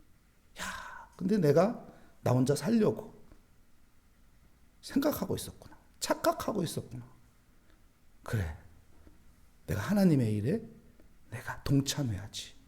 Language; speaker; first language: Korean; native; Korean